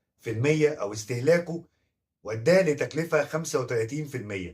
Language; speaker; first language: Arabic; native; Arabic